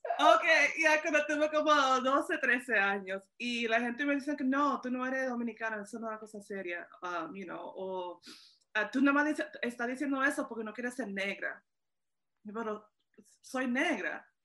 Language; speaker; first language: Spanish; early bilingual, heritage; Spanish